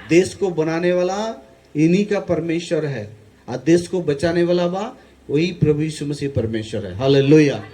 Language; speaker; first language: Hindi; non-native, local second language; Bangla